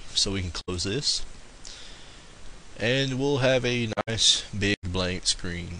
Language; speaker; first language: English; native; English